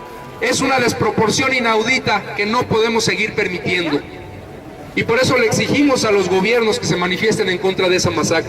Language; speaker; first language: Spanish; native; Spanish